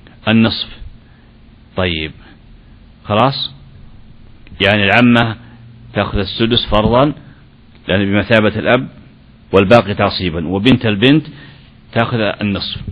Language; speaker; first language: Arabic; native; Arabic